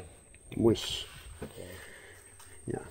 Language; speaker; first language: Indonesian; non-native, fluent; French